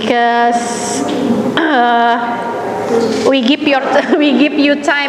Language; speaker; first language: English; non-native, fluent; Indonesian